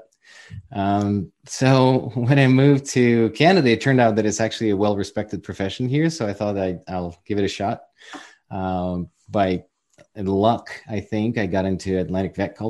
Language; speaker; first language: English; non-native, fluent; Ukrainian